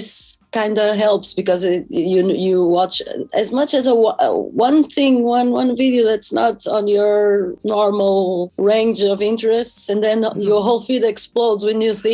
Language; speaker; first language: English; non-native, fluent; Portuguese